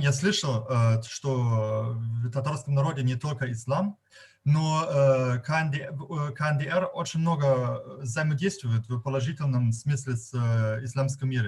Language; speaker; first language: Russian; non-native, fluent; German